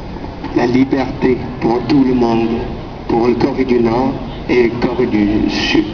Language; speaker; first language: French; non-native, learner; Korean